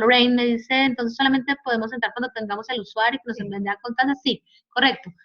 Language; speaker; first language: Spanish; native; Spanish